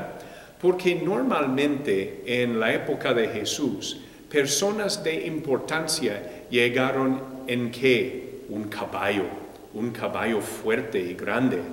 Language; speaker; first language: Spanish; non-native, fluent; English